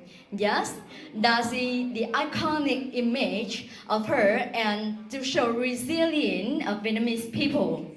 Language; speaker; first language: English; non-native, fluent; Vietnamese